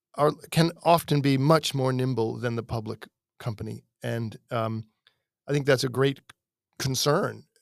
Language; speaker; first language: English; native; English